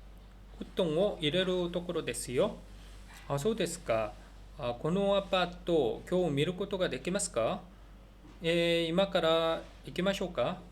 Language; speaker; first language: Japanese; non-native, learner; Korean